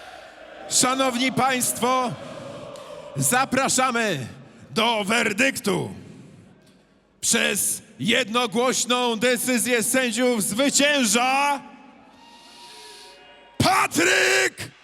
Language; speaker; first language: Polish; native; Polish